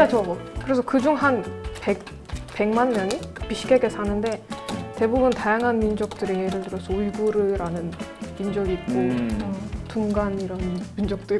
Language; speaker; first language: Korean; non-native, fluent; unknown